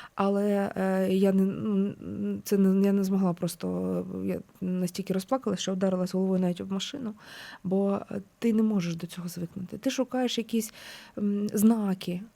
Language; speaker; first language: Ukrainian; native; Ukrainian